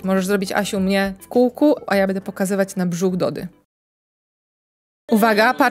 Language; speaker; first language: Polish; native; Polish